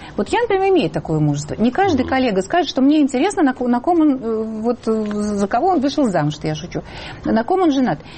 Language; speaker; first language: Russian; native; Russian